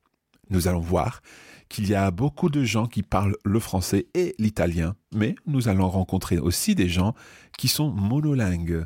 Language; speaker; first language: French; non-native, fluent; English